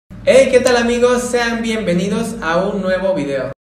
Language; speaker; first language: Spanish; native; Spanish